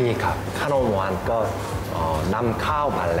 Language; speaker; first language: Thai; non-native, learner; Korean